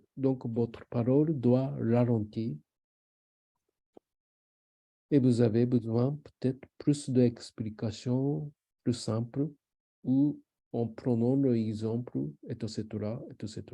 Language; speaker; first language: French; non-native, learner; Japanese